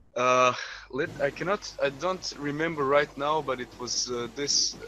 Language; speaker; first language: English; non-native, fluent; Croatian